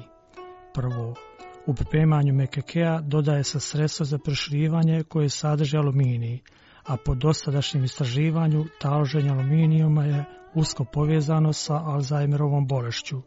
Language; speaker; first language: Croatian; native; Croatian